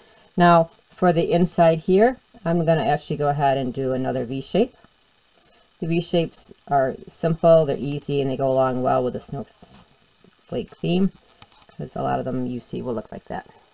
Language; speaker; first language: English; native; English